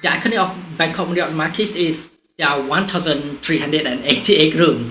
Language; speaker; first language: English; non-native, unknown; Thai